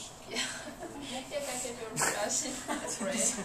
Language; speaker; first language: English; non-native, learner; Chinese